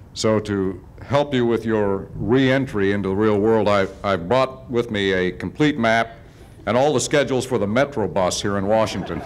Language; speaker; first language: English; native; English